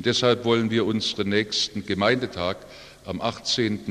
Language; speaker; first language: German; native; German